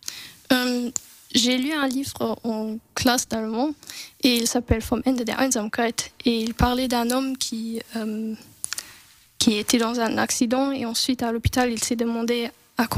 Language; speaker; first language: French; non-native, local second language; English